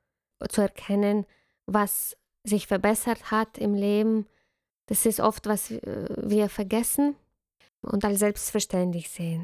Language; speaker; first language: German; non-native, fluent; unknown